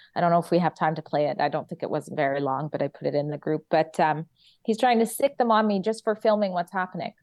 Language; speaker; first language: English; native; English